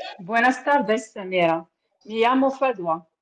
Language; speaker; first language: Spanish; non-native, learner; Arabic